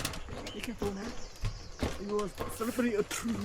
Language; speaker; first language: English; non-native, learner; Thai